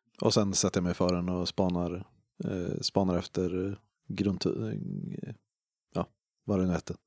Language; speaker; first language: Swedish; native; Swedish